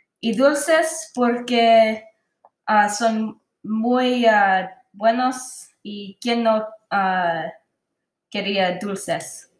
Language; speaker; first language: Spanish; non-native, learner; English